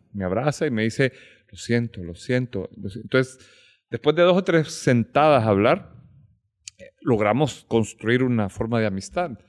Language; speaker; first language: Spanish; native; Spanish